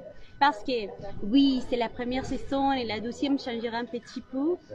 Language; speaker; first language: French; non-native, local second language; Spanish